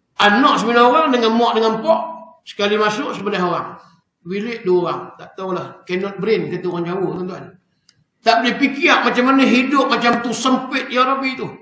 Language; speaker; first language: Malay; native; Malay